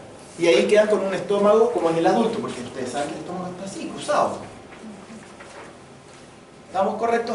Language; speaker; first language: Spanish; native; Spanish